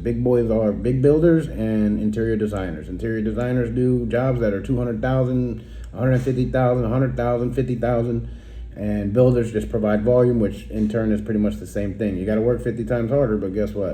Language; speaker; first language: English; native; English